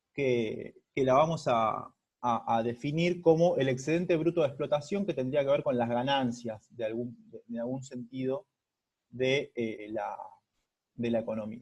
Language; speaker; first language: Spanish; native; Spanish